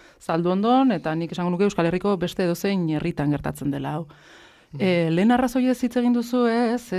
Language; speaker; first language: Basque; non-native, local second language; Spanish